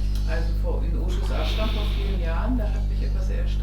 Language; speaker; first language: German; native; German